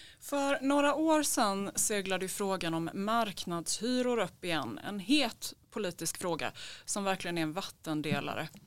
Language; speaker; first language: Swedish; native; Swedish